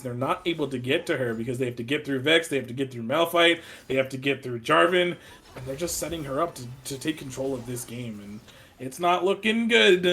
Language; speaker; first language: English; native; English